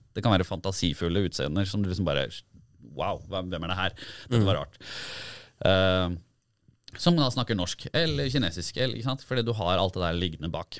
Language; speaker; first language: Norwegian; native; Norwegian